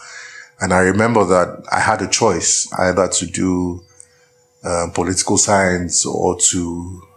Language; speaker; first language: English; non-native, local second language; Yoruba